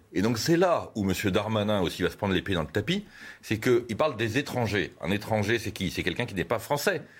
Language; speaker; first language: French; native; French